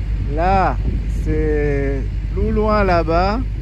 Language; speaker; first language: French; non-native, fluent; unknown